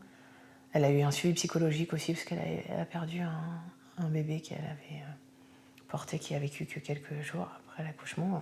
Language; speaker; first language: French; native; French